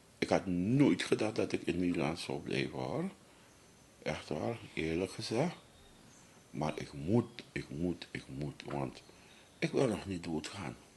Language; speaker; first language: Dutch; native; Dutch